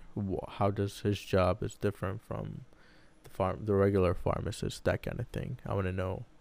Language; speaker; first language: English; early bilingual, other home language; Arabic